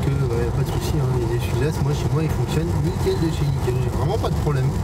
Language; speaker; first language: French; native; French